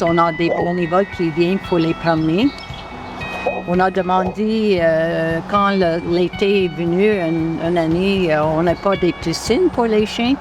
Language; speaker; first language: French; non-native, local second language; English